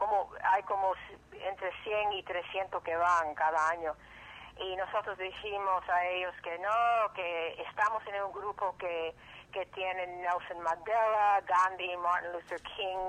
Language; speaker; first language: Spanish; early bilingual, heritage; English